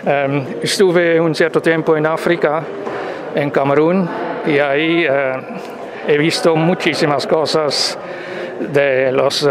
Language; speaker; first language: Spanish; non-native, fluent; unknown